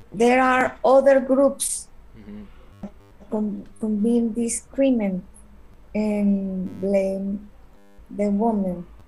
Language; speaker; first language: English; non-native, learner; Spanish